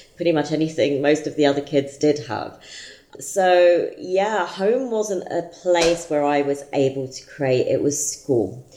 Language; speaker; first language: English; native; English